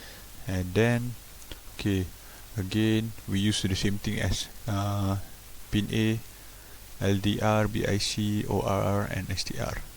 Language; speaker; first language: English; non-native, local second language; Malay